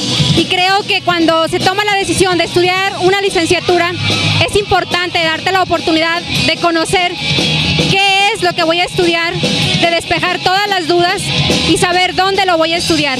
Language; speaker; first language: Spanish; native; Spanish